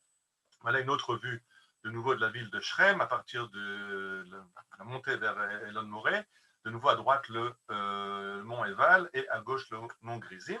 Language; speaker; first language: French; native; French